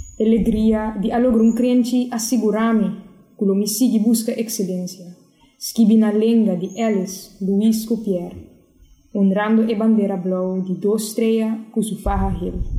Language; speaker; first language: Dutch; non-native, local second language; Spanish